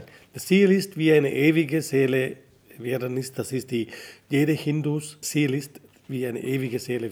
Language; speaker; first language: German; non-native, learner; Tamil